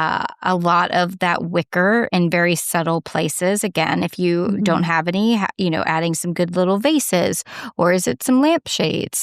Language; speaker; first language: English; native; English